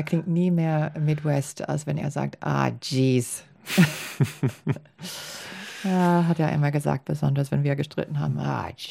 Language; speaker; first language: German; non-native, fluent; English